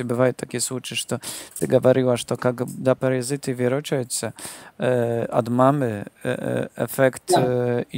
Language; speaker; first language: Russian; non-native, learner; Polish